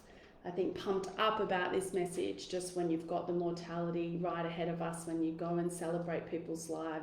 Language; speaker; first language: English; native; English